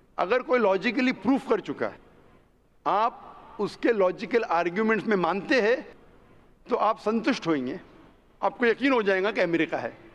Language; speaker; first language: Hindi; non-native, local second language; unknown